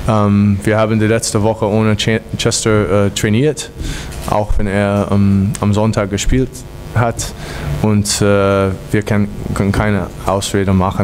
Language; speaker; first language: German; non-native, fluent; English